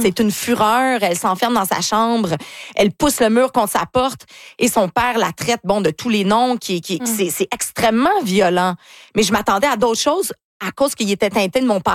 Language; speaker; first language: French; native; French